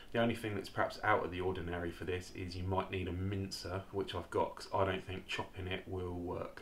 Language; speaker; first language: English; native; English